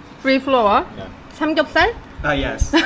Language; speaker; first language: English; non-native, learner; Korean